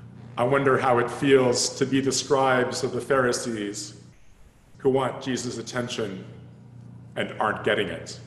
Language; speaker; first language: English; native; English